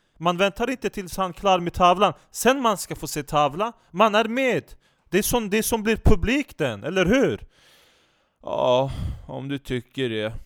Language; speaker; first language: Swedish; non-native, fluent; Turkish